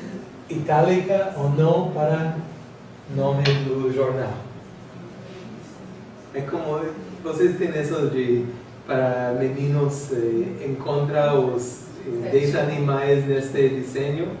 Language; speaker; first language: Portuguese; non-native, fluent; English